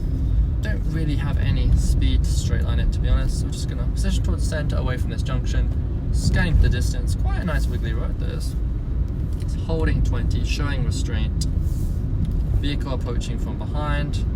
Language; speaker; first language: English; native; English